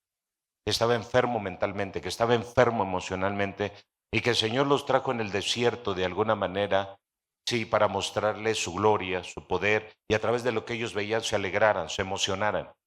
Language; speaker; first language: Spanish; native; Spanish